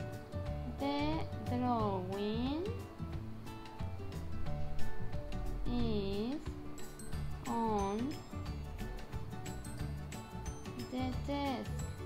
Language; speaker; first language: English; non-native, fluent; Spanish